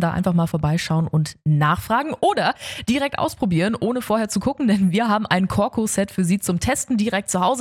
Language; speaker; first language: German; native; German